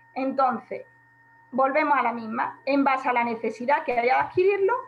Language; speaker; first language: Spanish; native; Spanish